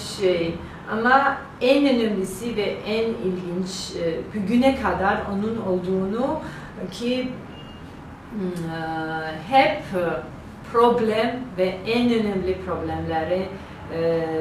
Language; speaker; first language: Turkish; non-native, learner; Georgian